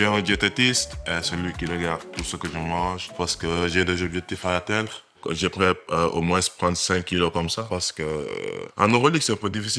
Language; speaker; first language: French; non-native, local second language; Wolof